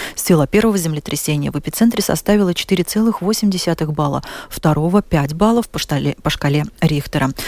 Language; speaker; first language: Russian; native; Russian